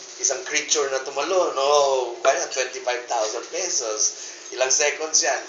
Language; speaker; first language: Filipino; non-native, local second language; Hiligaynon